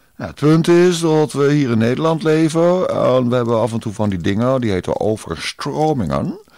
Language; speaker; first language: Dutch; native; Dutch